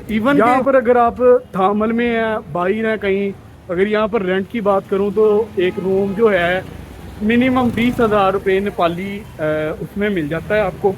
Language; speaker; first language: Urdu; non-native, local second language; Punjabi